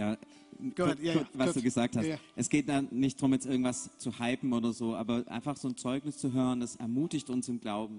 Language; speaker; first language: German; native; German